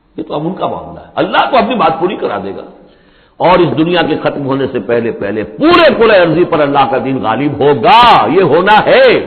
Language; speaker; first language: Urdu; native; Urdu